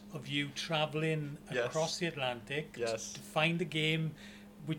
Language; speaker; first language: English; native; English